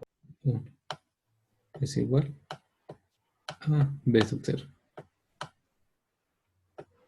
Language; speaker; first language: Spanish; native; Spanish